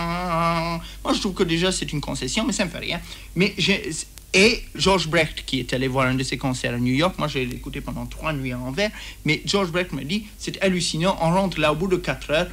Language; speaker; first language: French; native; French